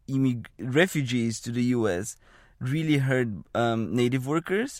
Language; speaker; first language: English; non-native, fluent; Bulgarian